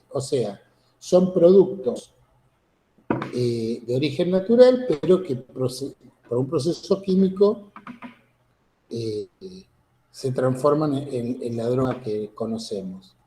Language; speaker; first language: Spanish; native; Spanish